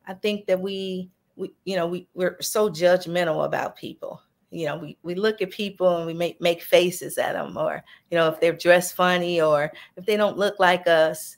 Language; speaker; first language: English; native; English